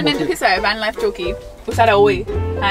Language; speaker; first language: Japanese; non-native, learner; English